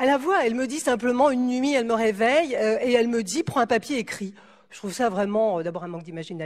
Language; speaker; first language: French; native; French